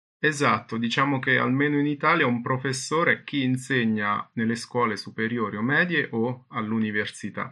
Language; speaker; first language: Italian; native; Italian